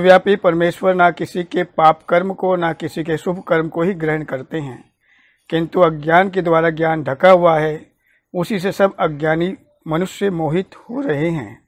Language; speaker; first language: Hindi; native; Hindi